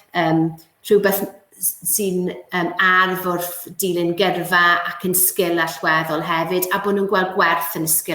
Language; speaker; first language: Welsh; native; Welsh